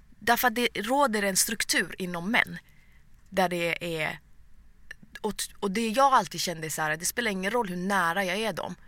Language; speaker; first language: Swedish; early bilingual, other home language; Persian